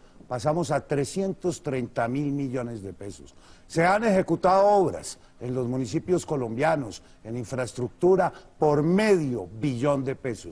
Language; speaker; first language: Spanish; native; Spanish